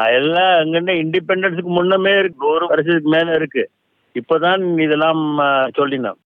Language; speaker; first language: Tamil; native; Tamil